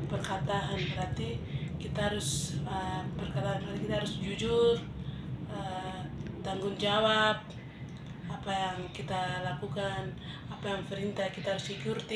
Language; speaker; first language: Indonesian; non-native, local second language; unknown